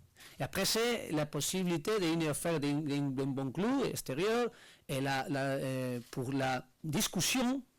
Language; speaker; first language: French; non-native, learner; Spanish